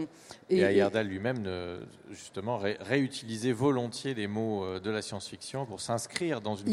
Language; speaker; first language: French; native; French